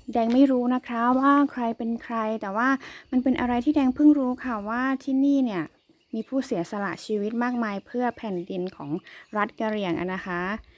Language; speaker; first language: Thai; non-native, local second language; Karen languages